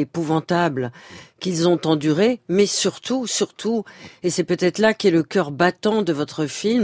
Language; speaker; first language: French; native; French